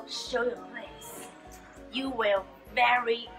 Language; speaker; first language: English; non-native, learner; Chinese